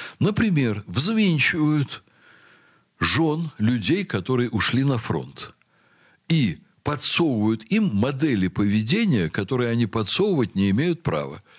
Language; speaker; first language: Russian; native; Russian